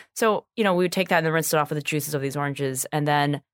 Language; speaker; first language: English; native; English